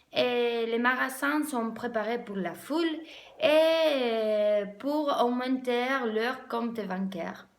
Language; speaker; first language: French; non-native, learner; Spanish